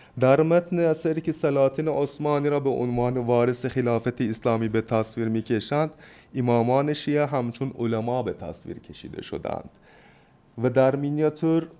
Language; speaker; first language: Persian; non-native, fluent; Turkish